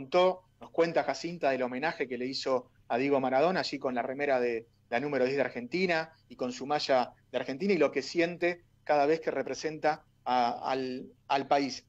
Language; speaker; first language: Spanish; native; Spanish